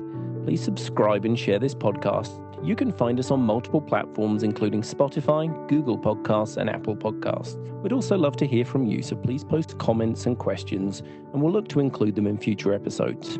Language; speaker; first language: English; native; English